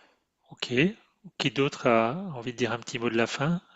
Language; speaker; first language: French; native; French